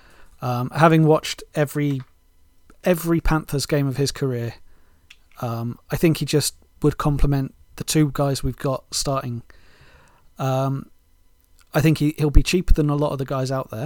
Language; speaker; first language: English; native; English